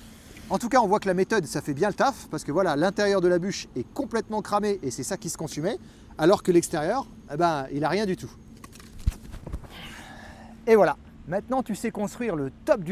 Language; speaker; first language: French; native; French